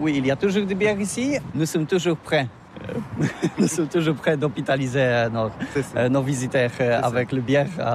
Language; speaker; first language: French; non-native, learner; Polish